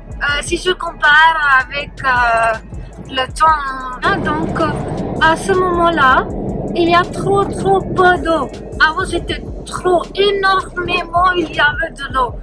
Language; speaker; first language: French; non-native, learner; Punjabi